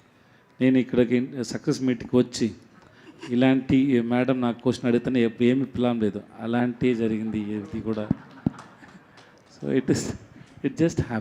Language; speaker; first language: Telugu; non-native, learner; Tamil